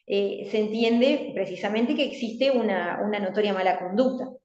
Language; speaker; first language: Spanish; native; Spanish